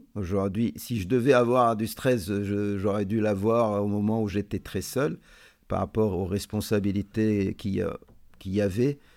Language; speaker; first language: French; non-native, local second language; Arabic